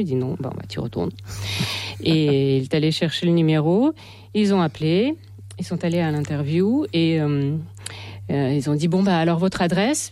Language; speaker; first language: French; non-native, fluent; Russian